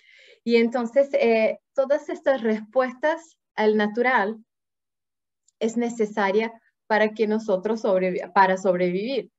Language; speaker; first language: Spanish; non-native, fluent; Portuguese